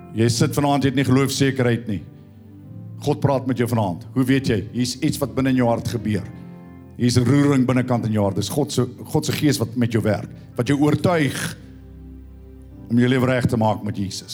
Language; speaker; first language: English; non-native, local second language; Afrikaans